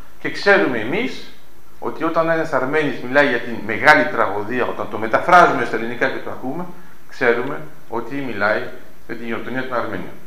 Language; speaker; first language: Greek; early bilingual, heritage; Greek